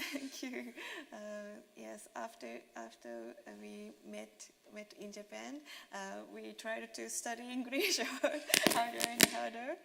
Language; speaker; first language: English; non-native, learner; Japanese